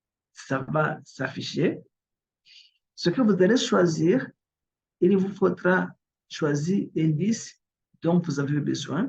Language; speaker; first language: French; non-native, local second language; Kinyarwanda